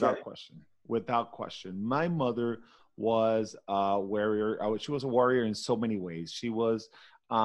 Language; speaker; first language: English; non-native, fluent; Spanish